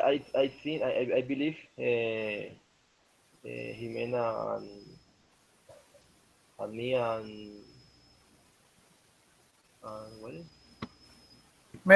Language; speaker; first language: English; non-native, learner; Spanish